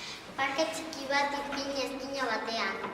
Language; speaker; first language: Basque; non-native, local second language; Spanish